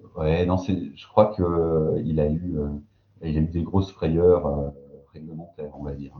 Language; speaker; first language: French; native; French